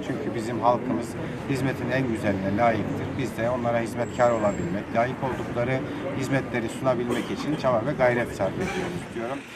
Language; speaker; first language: Turkish; native; Turkish